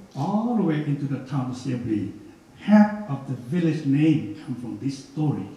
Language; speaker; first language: English; non-native, fluent; Hmong